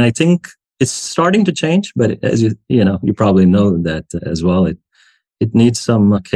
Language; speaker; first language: English; non-native, local second language; Hindi